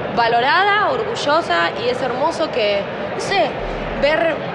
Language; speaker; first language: Spanish; native; Spanish